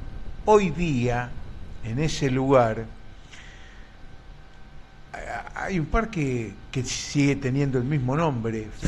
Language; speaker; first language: Spanish; native; Spanish